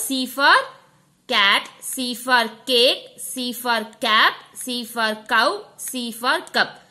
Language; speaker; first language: English; non-native, local second language; Tamil